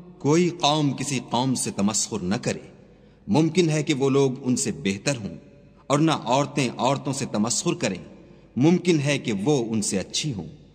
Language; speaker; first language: Urdu; native; Urdu